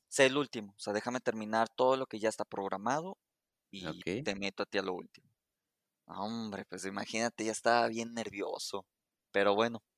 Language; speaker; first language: Spanish; native; Spanish